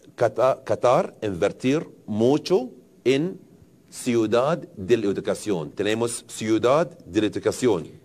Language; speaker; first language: Spanish; non-native, learner; Arabic